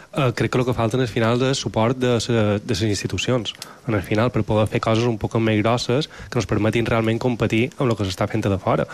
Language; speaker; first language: Catalan; native; Catalan